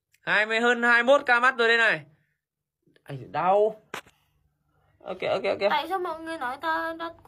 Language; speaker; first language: Vietnamese; native; Vietnamese